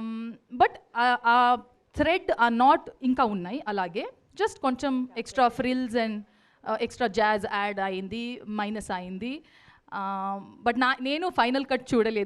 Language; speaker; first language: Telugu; non-native, fluent; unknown